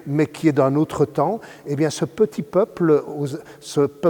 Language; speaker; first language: French; native; French